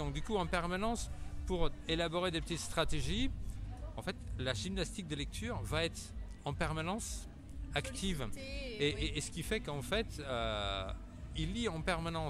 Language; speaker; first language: French; native; French